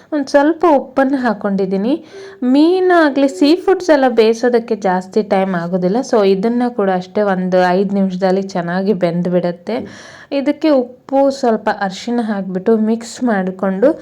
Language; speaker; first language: Kannada; native; Kannada